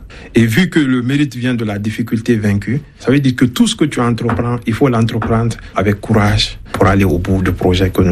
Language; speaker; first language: French; non-native, local second language; Susu